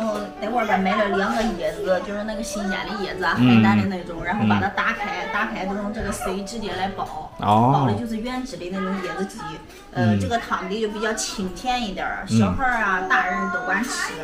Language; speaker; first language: Chinese; native; Chinese